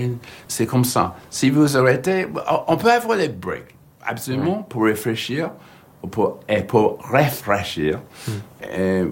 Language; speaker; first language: French; non-native, learner; English